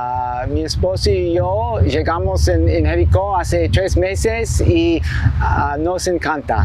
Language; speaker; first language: Spanish; non-native, learner; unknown